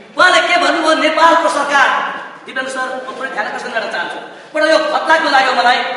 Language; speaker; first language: Nepali; non-native, local second language; Maithili